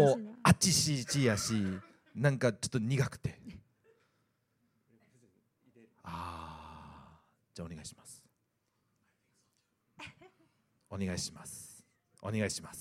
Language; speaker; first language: Japanese; non-native, learner; English